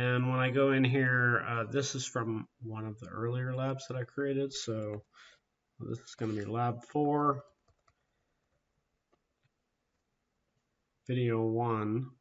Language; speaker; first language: English; native; English